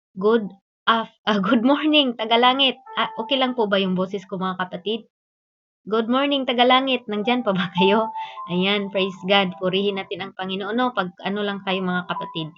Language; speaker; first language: Filipino; non-native, local second language; Cebuano